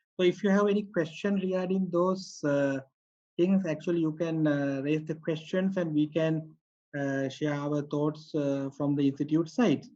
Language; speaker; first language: English; non-native, local second language; Sinhala